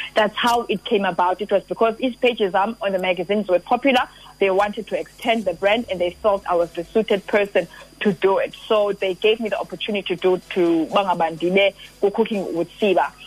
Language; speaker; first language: English; non-native, local second language; Xhosa